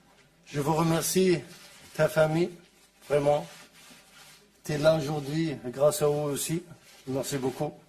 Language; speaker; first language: French; non-native, learner; Arabic